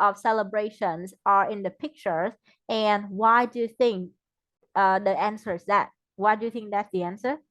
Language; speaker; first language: English; non-native, fluent; Vietnamese